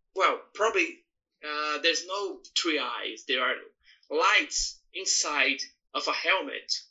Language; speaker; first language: English; non-native, learner; Portuguese